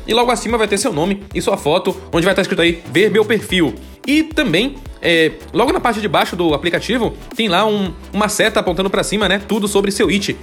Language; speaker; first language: Portuguese; native; Portuguese